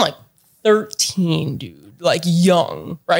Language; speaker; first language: English; native; English